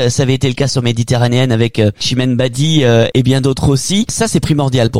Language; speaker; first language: French; native; French